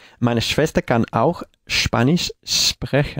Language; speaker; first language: German; non-native, learner; Spanish